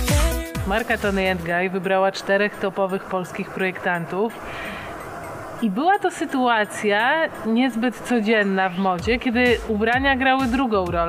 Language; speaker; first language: Polish; native; Polish